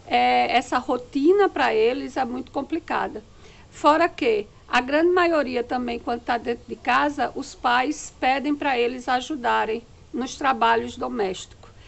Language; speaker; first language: Portuguese; native; Portuguese